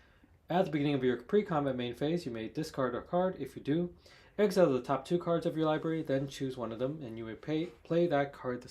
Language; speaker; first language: English; native; English